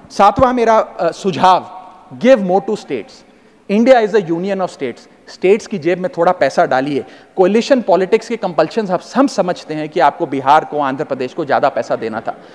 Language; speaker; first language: Hindi; native; Hindi